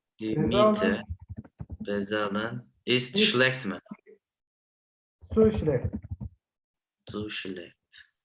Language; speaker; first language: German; non-native, learner; Turkish